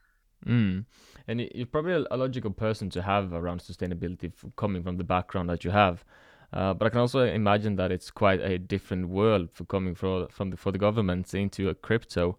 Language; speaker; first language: English; non-native, fluent; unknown